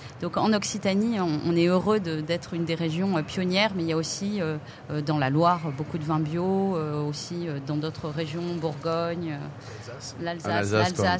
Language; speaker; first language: French; native; French